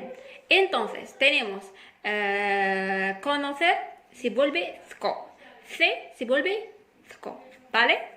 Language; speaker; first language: Spanish; non-native, fluent; Arabic